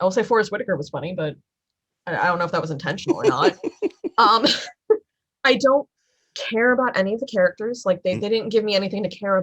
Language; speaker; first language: English; native; English